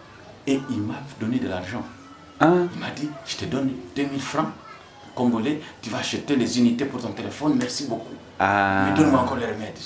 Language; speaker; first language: French; non-native, local second language; Swahili